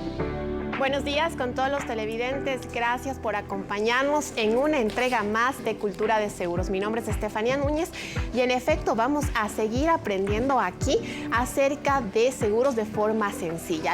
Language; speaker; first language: Spanish; native; Spanish